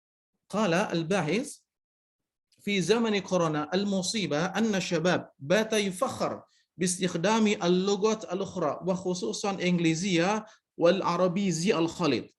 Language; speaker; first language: Arabic; non-native, fluent; Indonesian